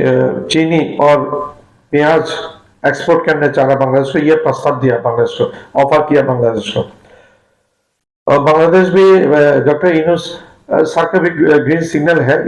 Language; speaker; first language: Hindi; non-native, fluent; Bangla